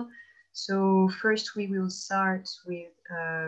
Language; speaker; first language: English; non-native, fluent; French